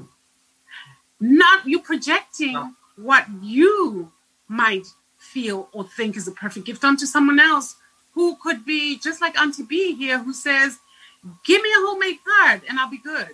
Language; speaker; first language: English; non-native, local second language; Shona